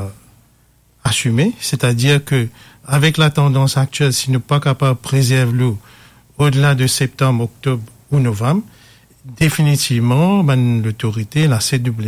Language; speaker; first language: French; non-native, local second language; Morisyen